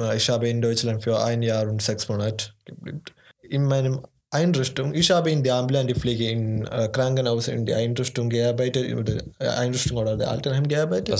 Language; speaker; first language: German; non-native, learner; Malayalam